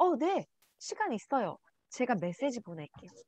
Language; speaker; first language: Korean; native; Korean